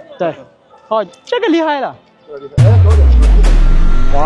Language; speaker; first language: Chinese; non-native, learner; Amharic